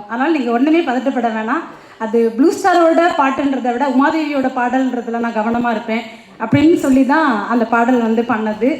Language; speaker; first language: Tamil; native; Tamil